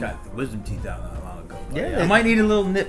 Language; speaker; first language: English; native; English